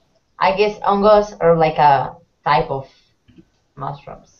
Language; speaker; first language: English; non-native, fluent; Spanish